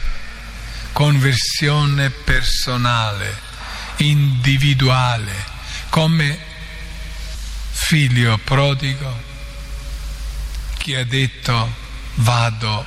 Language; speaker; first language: Italian; non-native, fluent; Croatian